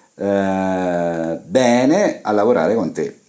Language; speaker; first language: Italian; native; Italian